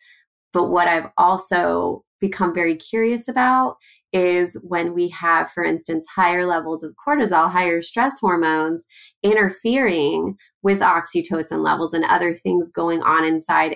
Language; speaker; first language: English; native; English